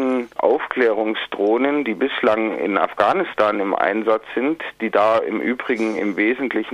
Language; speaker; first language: German; native; German